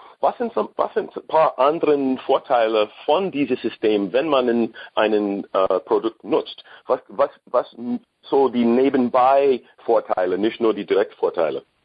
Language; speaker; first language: German; non-native, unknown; English